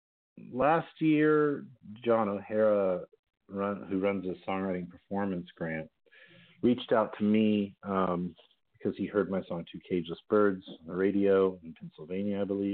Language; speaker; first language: English; native; English